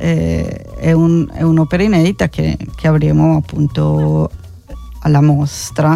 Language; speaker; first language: Italian; non-native, fluent; Spanish